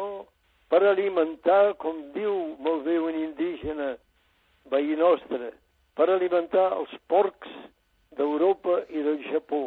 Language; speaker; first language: Catalan; native; Catalan